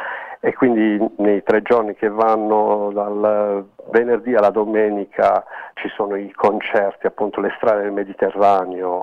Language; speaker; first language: Italian; native; Italian